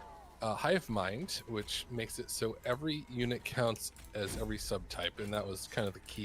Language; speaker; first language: English; native; English